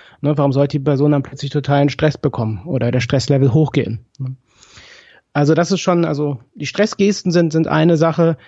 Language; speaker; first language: German; native; German